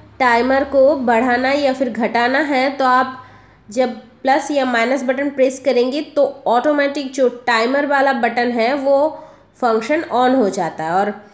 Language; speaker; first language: Hindi; non-native, local second language; Bangla